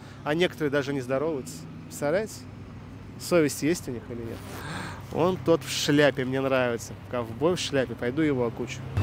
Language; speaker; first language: Russian; native; Russian